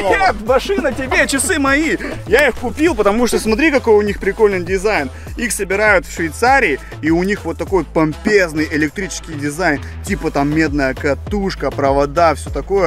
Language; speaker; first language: Russian; native; Russian